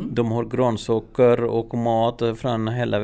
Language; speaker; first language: Swedish; non-native, learner; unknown